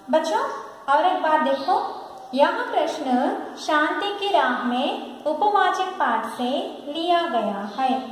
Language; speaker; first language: Hindi; non-native, local second language; Telugu